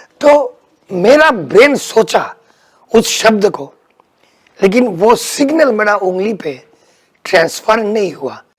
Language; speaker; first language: Hindi; non-native, local second language; Bangla